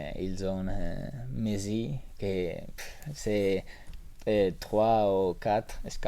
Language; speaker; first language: French; non-native, learner; Spanish